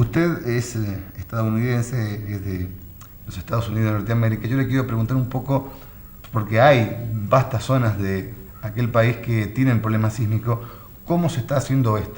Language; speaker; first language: Spanish; native; Spanish